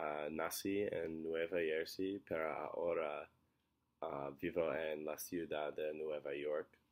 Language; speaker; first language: Spanish; non-native, learner; English